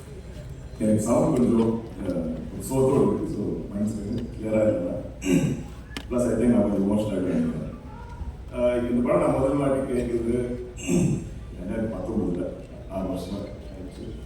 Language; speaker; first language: Tamil; non-native, fluent; Malayalam